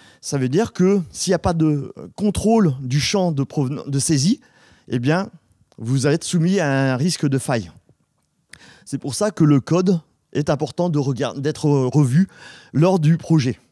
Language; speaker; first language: French; native; French